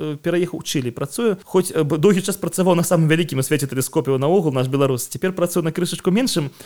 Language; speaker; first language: Belarusian; non-native, local second language; Russian